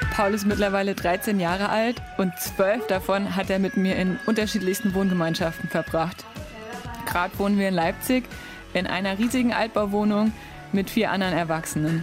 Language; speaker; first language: German; native; German